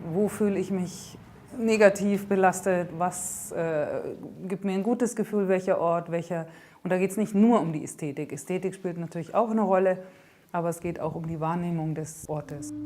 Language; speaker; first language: German; native; German